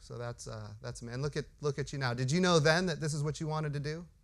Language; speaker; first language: English; native; English